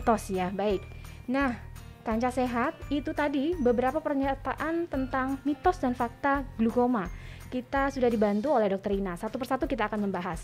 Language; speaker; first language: Indonesian; native; Indonesian